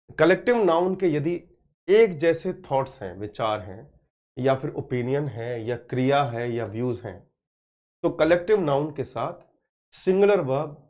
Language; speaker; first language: Hindi; native; Hindi